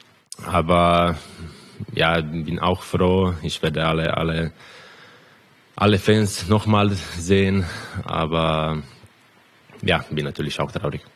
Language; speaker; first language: German; non-native, fluent; Croatian